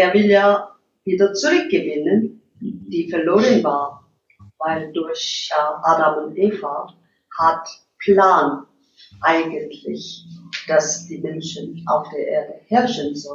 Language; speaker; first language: German; non-native, learner; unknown